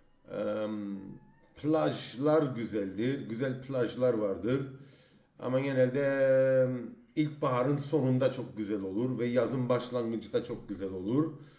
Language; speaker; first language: Turkish; native; Turkish